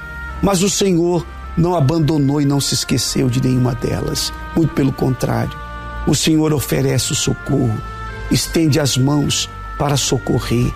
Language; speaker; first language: Portuguese; native; Portuguese